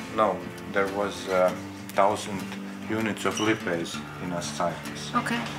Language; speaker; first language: English; non-native, fluent; Swedish